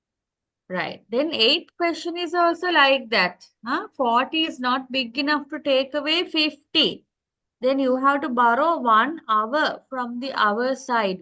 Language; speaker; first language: English; non-native, local second language; Sinhala